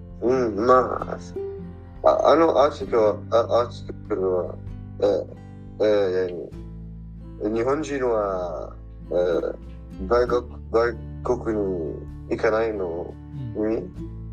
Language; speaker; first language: Japanese; non-native, learner; Arabic